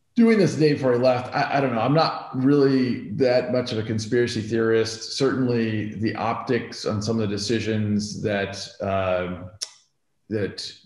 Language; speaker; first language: English; native; English